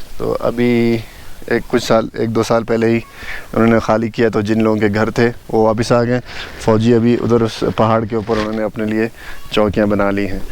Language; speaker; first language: Urdu; non-native, local second language; Pashto